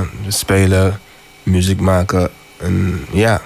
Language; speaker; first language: Dutch; non-native, learner; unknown